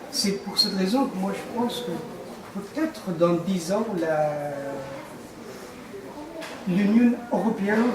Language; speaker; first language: French; non-native, fluent; Persian